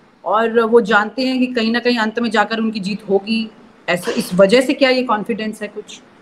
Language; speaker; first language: Hindi; native; Hindi